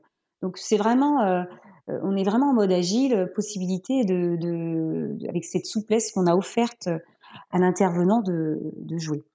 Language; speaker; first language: French; native; French